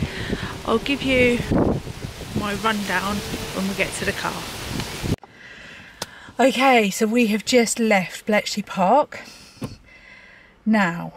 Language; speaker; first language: English; native; English